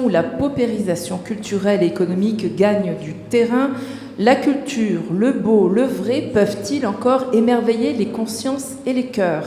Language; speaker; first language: French; native; French